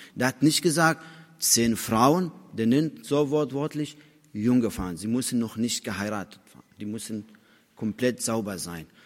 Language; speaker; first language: German; non-native, fluent; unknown